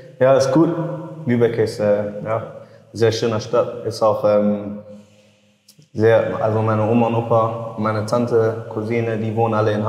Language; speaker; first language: German; early bilingual, heritage; English